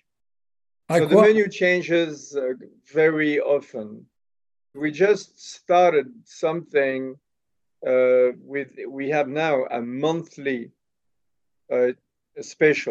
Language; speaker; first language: English; non-native, fluent; French